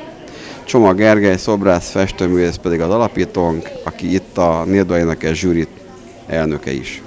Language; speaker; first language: Hungarian; native; Hungarian